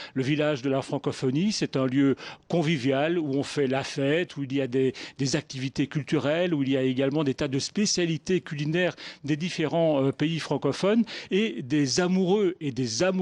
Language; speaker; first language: French; native; French